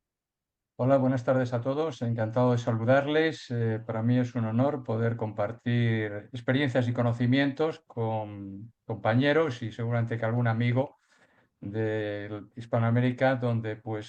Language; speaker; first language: Spanish; native; Spanish